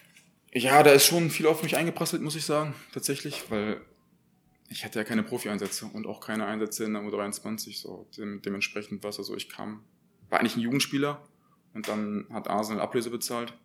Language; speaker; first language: German; native; German